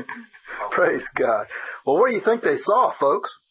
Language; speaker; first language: English; native; English